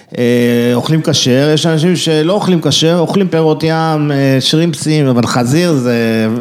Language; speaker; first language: Hebrew; early bilingual, other home language; French